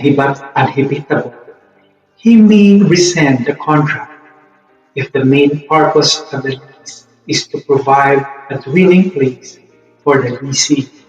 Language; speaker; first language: English; non-native, local second language; Filipino